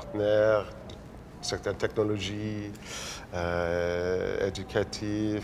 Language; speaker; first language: French; non-native, local second language; English